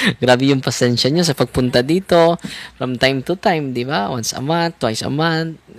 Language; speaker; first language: Filipino; non-native, local second language; Cebuano